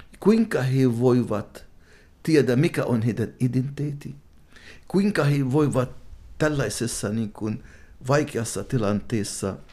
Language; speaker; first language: Finnish; non-native, fluent; Arabic